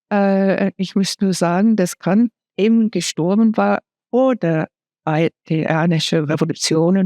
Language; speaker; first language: German; non-native, fluent; English